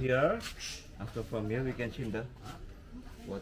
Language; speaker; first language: English; non-native, learner; Indonesian